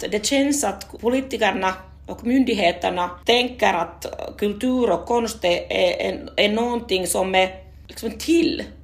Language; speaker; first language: Swedish; non-native, local second language; Finnish